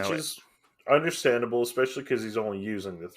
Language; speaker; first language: English; native; English